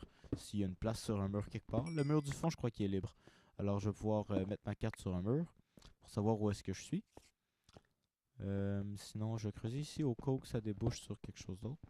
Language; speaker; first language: French; native; French